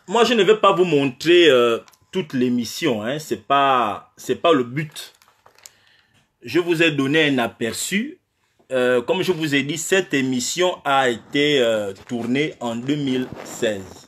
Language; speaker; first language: French; non-native, local second language; Fang